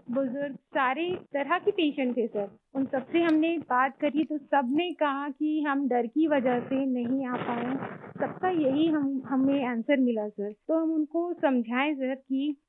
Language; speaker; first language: Hindi; native; Hindi